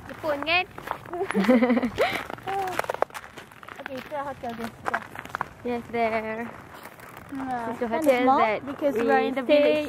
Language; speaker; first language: English; non-native, local second language; Malay